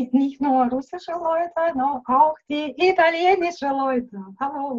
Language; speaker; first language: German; non-native, learner; Russian